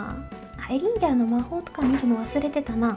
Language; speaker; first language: Japanese; native; Japanese